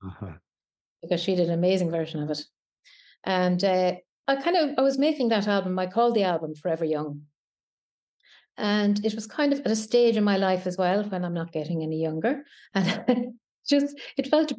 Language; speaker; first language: English; native; English